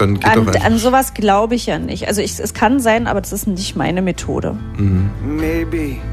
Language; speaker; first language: German; native; German